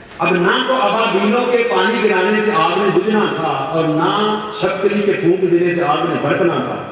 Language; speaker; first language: Urdu; non-native, local second language; Punjabi